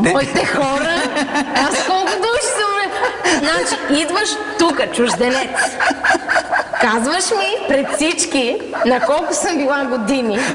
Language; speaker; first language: Bulgarian; native; Bulgarian